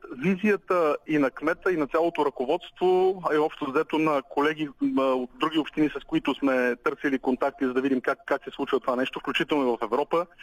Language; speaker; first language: Bulgarian; native; Bulgarian